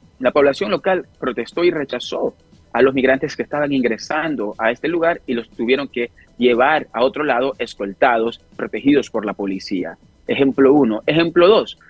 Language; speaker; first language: Spanish; native; Spanish